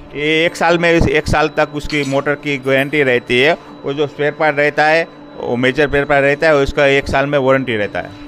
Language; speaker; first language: Hindi; non-native, local second language; Gujarati